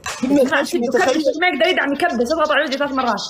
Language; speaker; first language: Arabic; native; Arabic